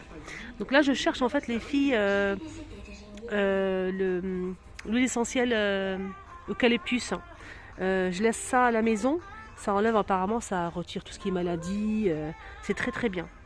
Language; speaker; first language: French; native; French